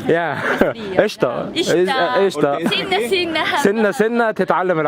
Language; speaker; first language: Arabic; native; Arabic